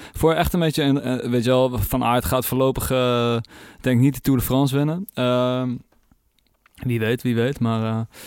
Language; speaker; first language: Dutch; native; Dutch